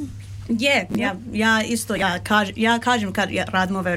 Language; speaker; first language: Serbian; early bilingual, heritage; Serbian